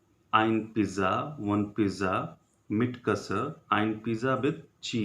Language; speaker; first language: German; non-native, learner; Hindi